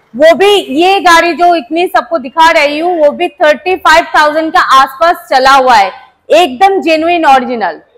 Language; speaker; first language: Hindi; non-native, local second language; Bangla